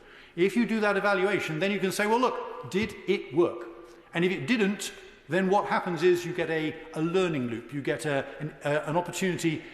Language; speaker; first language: English; native; English